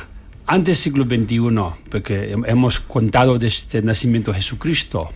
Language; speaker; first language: Spanish; non-native, learner; Tibetan